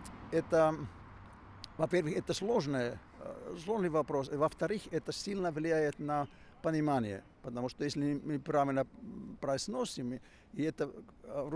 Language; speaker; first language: Russian; non-native, fluent; Finnish